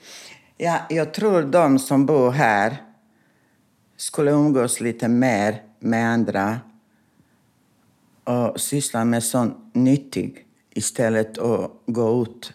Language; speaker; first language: Swedish; non-native, fluent; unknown